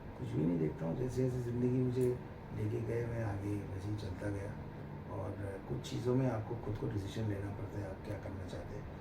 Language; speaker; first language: Hindi; non-native, local second language; Bangla